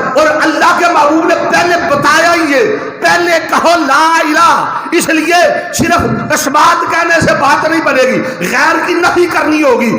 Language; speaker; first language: Urdu; non-native, local second language; Punjabi